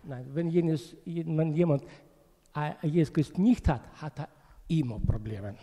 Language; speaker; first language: German; non-native, learner; Russian